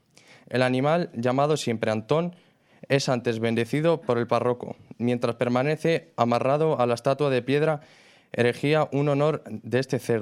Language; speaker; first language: Spanish; native; Spanish